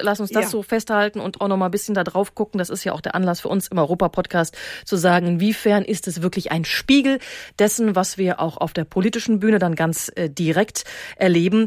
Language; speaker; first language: German; native; German